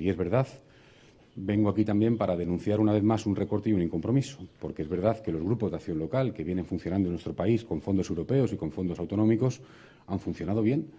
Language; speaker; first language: Spanish; native; Spanish